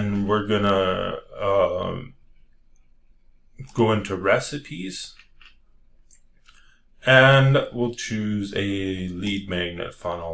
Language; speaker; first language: English; native; English